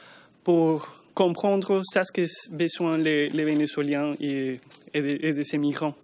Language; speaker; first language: French; non-native, learner; Spanish